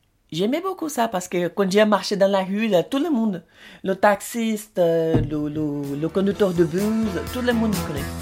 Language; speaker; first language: French; non-native, learner; Portuguese